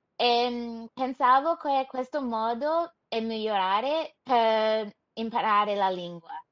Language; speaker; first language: Italian; non-native, learner; English